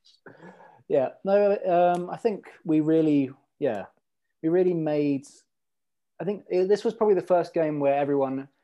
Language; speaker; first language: English; early bilingual, other home language; Norwegian